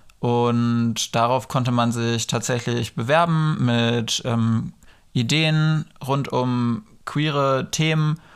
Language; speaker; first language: German; early bilingual, other home language; Polish